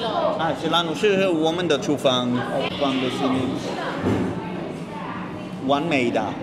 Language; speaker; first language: Chinese; non-native, learner; Hebrew